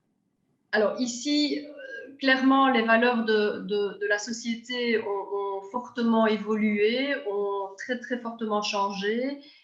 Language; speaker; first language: French; native; French